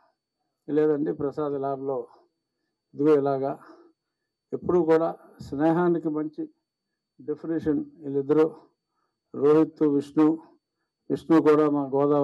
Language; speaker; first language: Telugu; native; Telugu